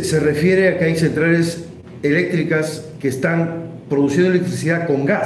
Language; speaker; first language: Spanish; native; Spanish